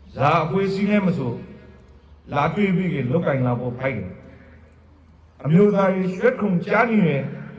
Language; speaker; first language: Burmese; native; Burmese